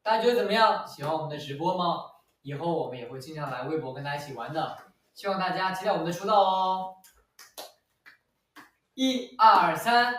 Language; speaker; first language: Chinese; non-native, learner; Korean